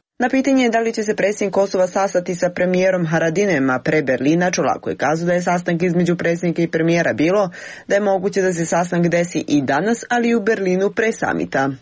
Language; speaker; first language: Croatian; non-native, local second language; Albanian